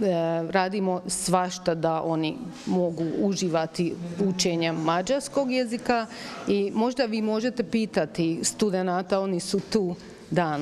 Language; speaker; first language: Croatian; non-native, fluent; Hungarian